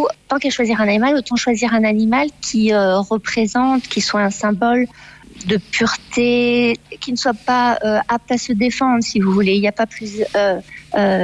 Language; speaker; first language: French; native; French